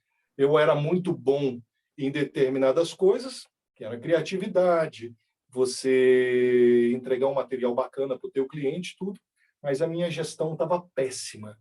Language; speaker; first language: Portuguese; native; Portuguese